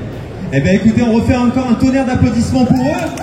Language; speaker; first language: French; native; French